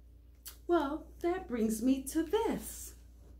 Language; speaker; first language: English; native; English